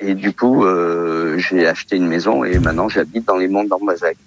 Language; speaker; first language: French; early bilingual, other home language; Portuguese